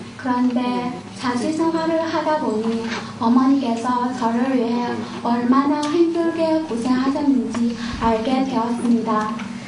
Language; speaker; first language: Korean; non-native, fluent; Chinese